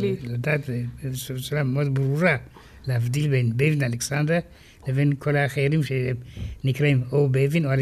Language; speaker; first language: Hebrew; non-native, fluent; Romanian